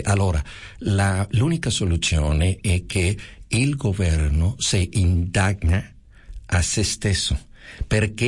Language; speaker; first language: Italian; non-native, fluent; Spanish